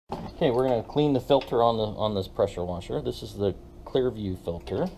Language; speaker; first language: English; native; English